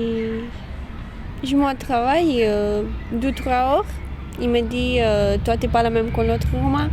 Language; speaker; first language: French; non-native, learner; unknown